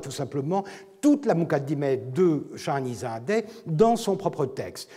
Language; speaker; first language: French; non-native, fluent; Turkish